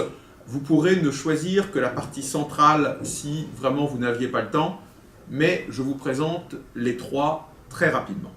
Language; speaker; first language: French; native; French